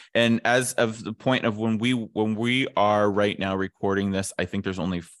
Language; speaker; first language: English; native; English